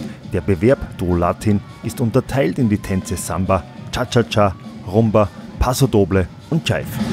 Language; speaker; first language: German; native; German